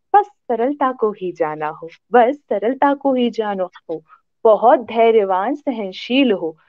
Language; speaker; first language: Hindi; native; Hindi